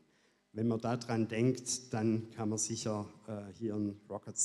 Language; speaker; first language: German; native; German